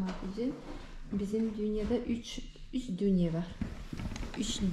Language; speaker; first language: Turkish; non-native, learner; Yakut